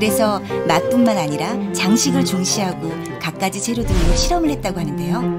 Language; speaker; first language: Korean; native; Korean